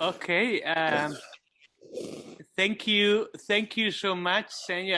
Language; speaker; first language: English; non-native, fluent; Kabuverdianu